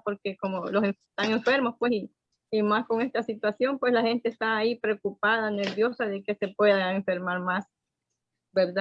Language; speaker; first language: Spanish; native; Spanish